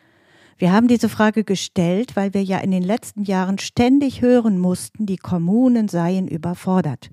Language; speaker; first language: German; native; German